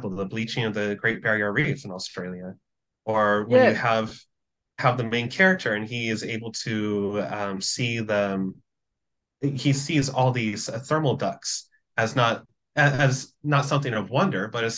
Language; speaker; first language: English; native; English